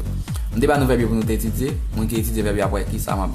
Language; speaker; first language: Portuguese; non-native, learner; Haitian Creole